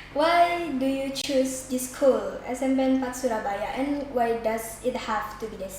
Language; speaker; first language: English; non-native, learner; Indonesian